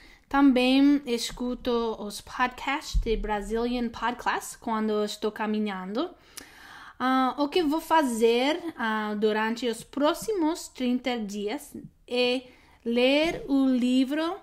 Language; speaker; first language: Portuguese; non-native, learner; English